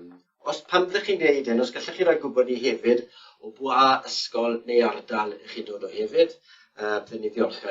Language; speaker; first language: Welsh; native; Welsh